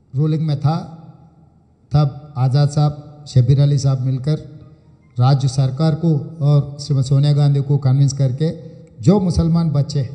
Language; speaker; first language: Hindi; non-native, local second language; Telugu